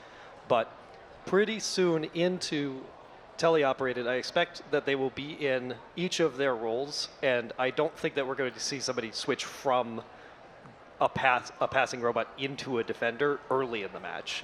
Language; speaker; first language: English; native; English